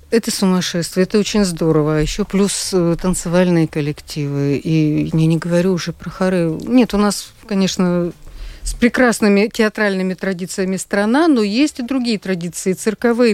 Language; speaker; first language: Russian; native; Russian